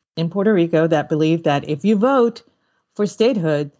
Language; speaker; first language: English; early bilingual, other home language; Spanish